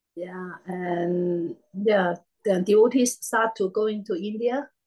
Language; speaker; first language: English; non-native, learner; Cantonese